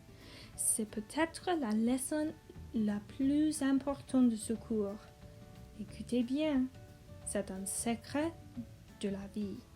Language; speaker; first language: French; non-native, learner; English